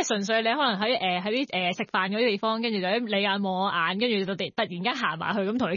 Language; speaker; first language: Cantonese; native; Cantonese